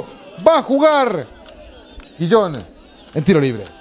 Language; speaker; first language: Spanish; native; Spanish